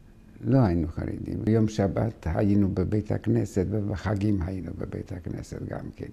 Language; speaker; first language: Hebrew; non-native, fluent; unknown